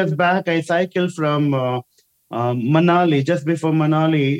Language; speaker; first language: English; non-native, local second language; Hindi